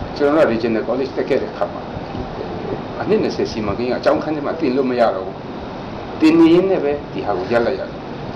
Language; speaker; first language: Burmese; non-native, local second language; Kachin